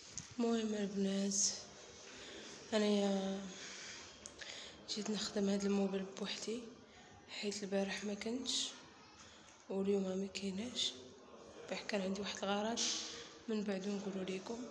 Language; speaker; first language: Arabic; native; Arabic